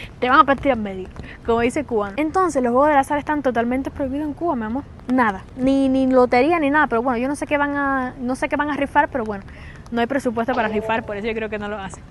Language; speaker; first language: Spanish; native; Spanish